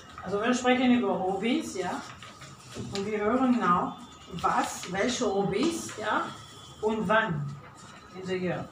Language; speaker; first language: German; non-native, fluent; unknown